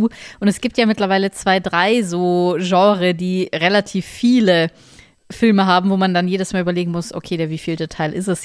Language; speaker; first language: German; native; German